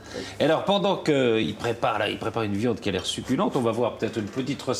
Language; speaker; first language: French; native; French